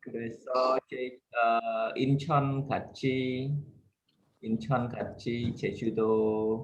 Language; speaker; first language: Korean; non-native, learner; Khmer